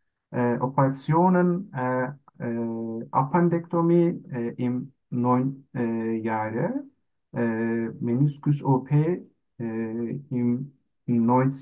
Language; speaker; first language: German; non-native, learner; Turkish